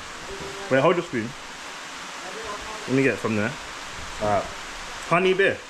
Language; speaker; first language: English; native; English